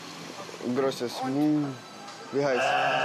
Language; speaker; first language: German; non-native, learner; Arabic